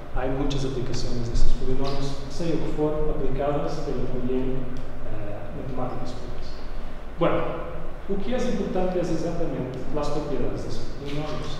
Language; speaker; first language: Spanish; non-native, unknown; Portuguese